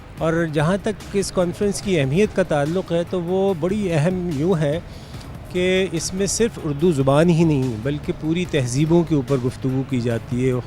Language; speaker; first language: Urdu; native; Urdu